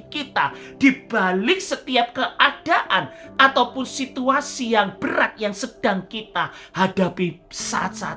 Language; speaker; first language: Indonesian; native; Indonesian